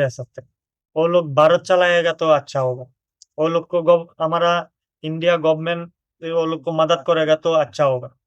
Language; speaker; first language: Hindi; non-native, learner; Bangla